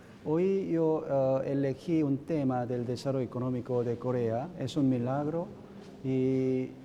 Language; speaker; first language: Spanish; non-native, learner; Korean